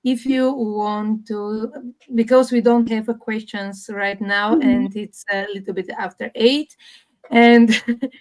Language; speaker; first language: English; non-native, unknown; Bulgarian